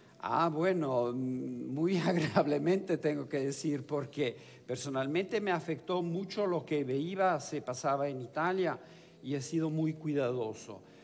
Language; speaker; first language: Spanish; non-native, fluent; Italian